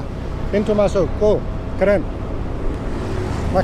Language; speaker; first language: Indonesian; non-native, learner; English